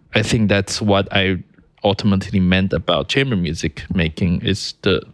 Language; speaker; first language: English; early bilingual, other home language; Chinese